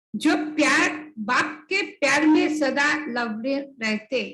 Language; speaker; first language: Hindi; non-native, local second language; Bangla